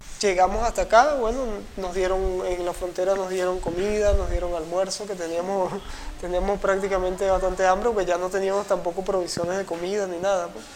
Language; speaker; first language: Spanish; native; Spanish